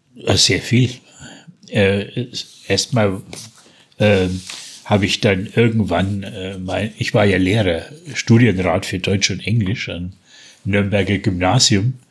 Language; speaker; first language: German; native; German